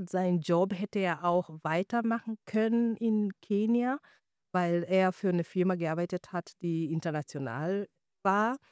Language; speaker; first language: German; non-native, fluent; Swahili